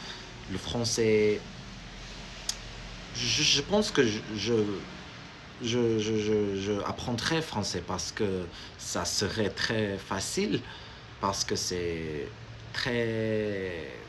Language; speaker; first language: French; non-native, learner; Amharic